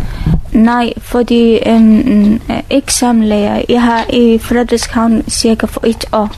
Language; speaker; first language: Danish; non-native, learner; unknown